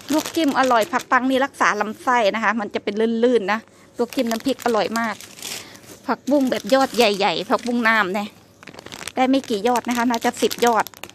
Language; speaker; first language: Thai; native; Thai